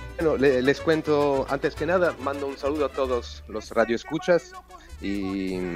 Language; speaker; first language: Spanish; non-native, fluent; Italian